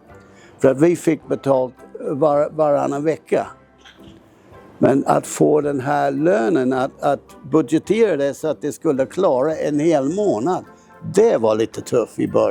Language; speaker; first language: Swedish; non-native, fluent; English